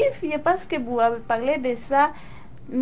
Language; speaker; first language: French; non-native, local second language; Spanish